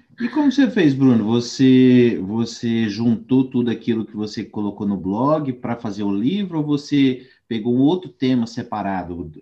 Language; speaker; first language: Portuguese; native; Portuguese